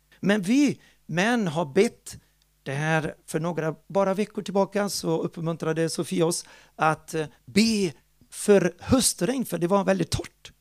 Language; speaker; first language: Swedish; non-native, fluent; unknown